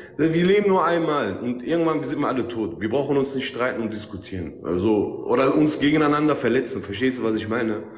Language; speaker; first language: German; early bilingual, other home language; Turkish